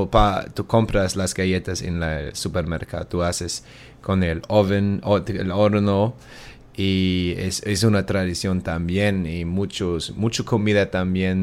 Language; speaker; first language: Spanish; non-native, learner; German